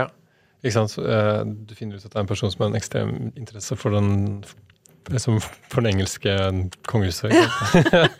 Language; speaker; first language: Norwegian; native; Norwegian